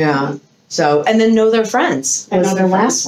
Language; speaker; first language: English; native; English